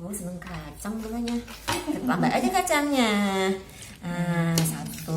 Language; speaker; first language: Indonesian; native; Indonesian